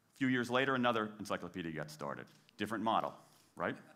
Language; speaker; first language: English; native; English